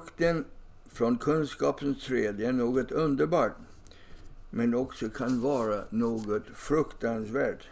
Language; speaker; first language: Swedish; non-native, fluent; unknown